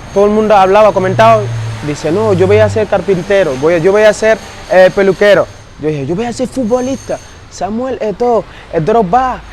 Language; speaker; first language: Spanish; non-native, fluent; Wolof